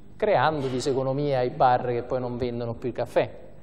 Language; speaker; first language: Italian; native; Italian